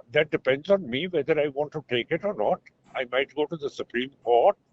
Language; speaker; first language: English; non-native, local second language; Punjabi